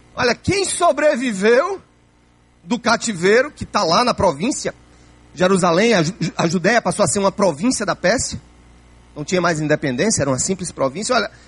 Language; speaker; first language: Portuguese; native; Portuguese